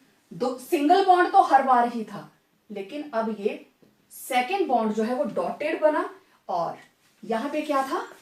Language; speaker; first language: Hindi; native; Hindi